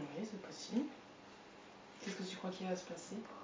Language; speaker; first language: French; native; French